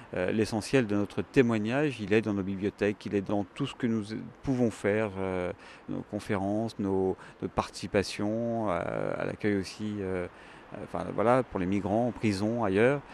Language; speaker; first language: French; native; French